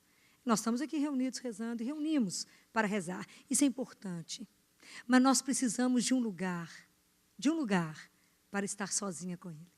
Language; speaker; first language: Portuguese; native; Portuguese